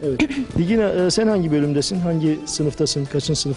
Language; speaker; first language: Turkish; native; Turkish